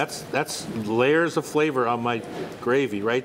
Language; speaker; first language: English; native; English